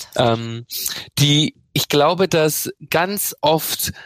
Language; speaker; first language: German; native; German